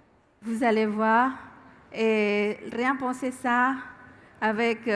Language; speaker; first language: French; non-native, learner; Indonesian